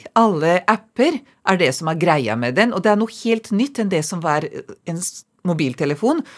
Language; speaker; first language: Norwegian; non-native, fluent; Serbian